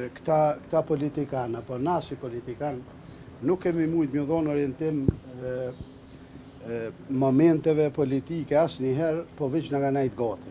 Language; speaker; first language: Albanian; native; Albanian